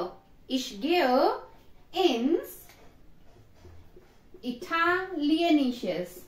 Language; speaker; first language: German; non-native, learner; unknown